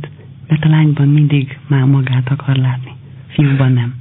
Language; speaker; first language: Hungarian; non-native, fluent; Albanian